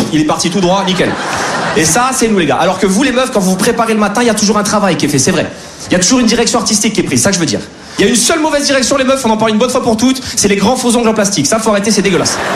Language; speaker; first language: French; native; French